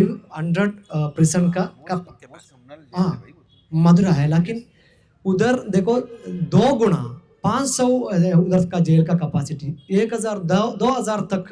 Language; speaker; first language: Hindi; non-native, local second language; Malayalam